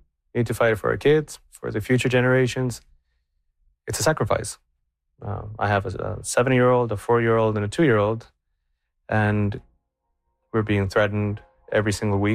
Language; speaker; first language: English; non-native, fluent; Spanish